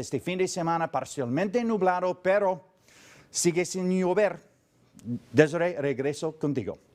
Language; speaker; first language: Spanish; non-native, learner; English